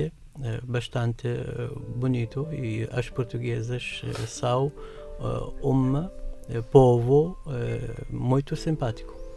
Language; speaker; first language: Portuguese; non-native, fluent; Arabic